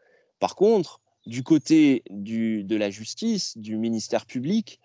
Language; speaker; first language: French; native; French